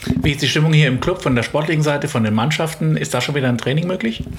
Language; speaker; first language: German; native; German